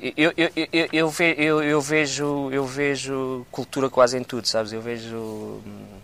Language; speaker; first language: Portuguese; native; Portuguese